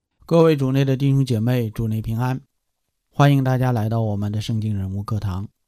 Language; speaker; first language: Chinese; native; Chinese